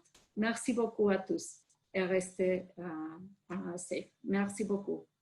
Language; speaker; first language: French; non-native, fluent; Spanish